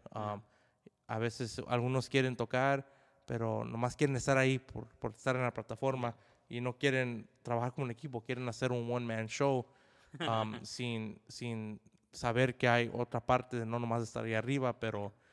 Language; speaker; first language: Spanish; early bilingual, heritage; Spanish